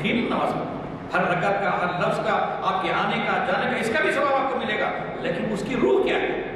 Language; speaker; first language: Urdu; native; Urdu